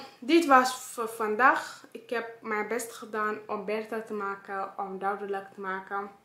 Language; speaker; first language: Dutch; non-native, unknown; Tigrinya